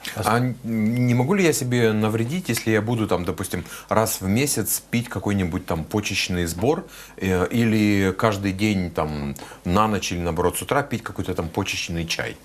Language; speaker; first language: Russian; native; Russian